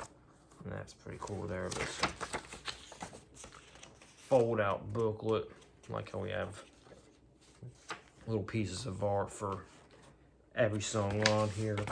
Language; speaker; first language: English; native; English